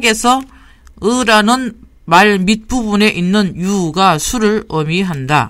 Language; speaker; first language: Korean; native; Korean